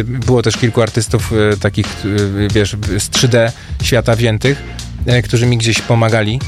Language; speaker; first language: Polish; native; Polish